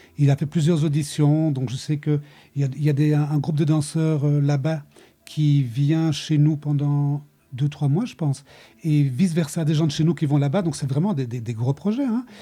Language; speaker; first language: French; native; French